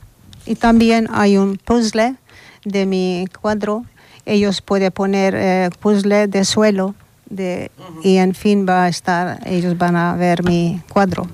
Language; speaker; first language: Spanish; non-native, learner; Hungarian